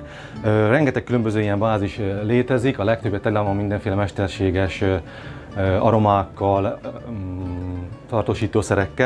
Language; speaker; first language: Hungarian; native; Hungarian